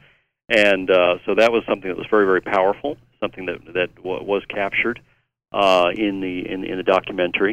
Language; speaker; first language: English; native; English